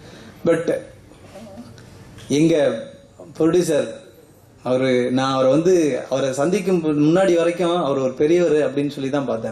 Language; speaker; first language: Tamil; native; Tamil